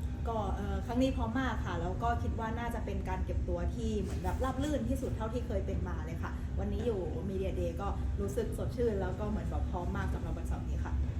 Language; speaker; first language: Thai; native; Thai